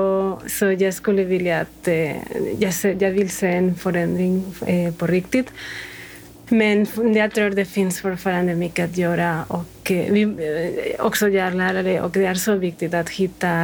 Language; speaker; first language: Swedish; non-native, fluent; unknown